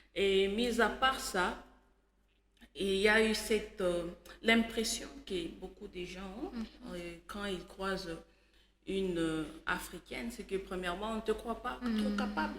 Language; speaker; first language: French; non-native, local second language; Swahili